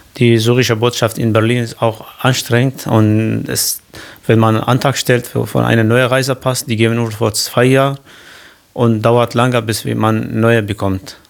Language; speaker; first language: German; non-native, learner; Kurdish